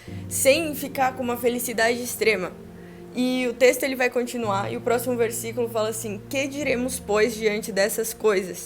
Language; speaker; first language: Portuguese; native; Portuguese